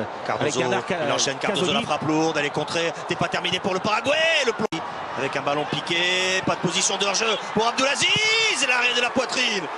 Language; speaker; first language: French; native; French